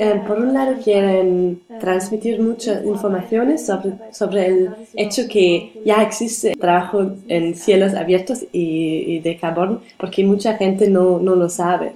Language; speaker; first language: Spanish; non-native, learner; German